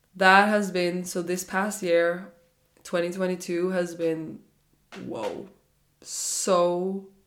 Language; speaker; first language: English; non-native, fluent; Norwegian